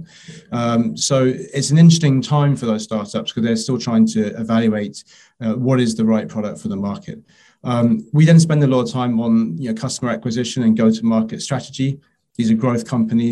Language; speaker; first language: English; native; English